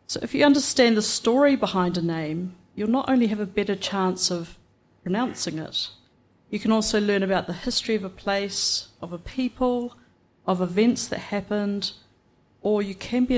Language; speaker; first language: English; native; English